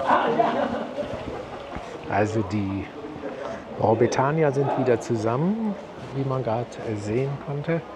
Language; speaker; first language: German; native; German